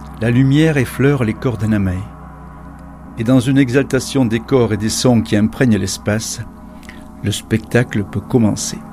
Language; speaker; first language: French; native; French